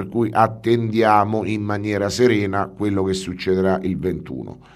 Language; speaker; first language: Italian; native; Italian